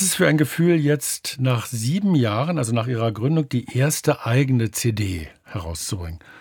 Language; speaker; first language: German; native; German